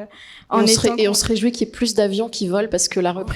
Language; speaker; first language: French; native; French